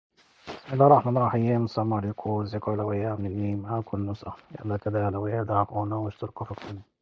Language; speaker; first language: Arabic; native; Arabic